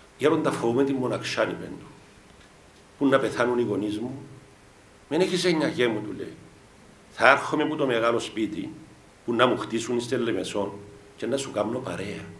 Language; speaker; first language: Greek; native; Greek